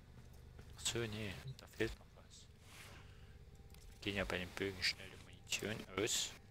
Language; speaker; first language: German; native; German